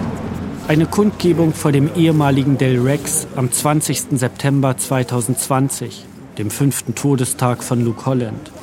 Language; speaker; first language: German; native; German